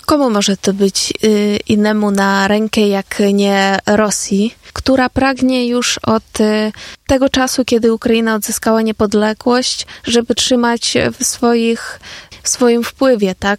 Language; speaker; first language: Polish; non-native, fluent; Ukrainian